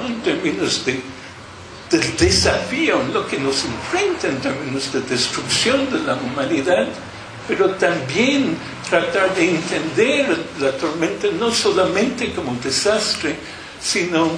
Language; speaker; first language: Spanish; non-native, fluent; English